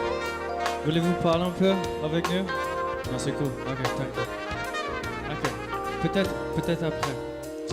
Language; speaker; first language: French; non-native, learner; English